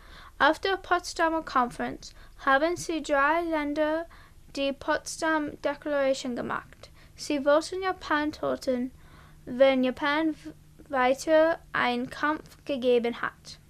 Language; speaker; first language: German; non-native, learner; English